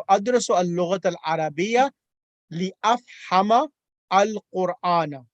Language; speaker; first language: Arabic; non-native, fluent; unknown